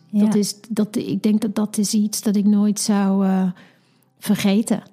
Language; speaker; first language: Dutch; non-native, fluent; English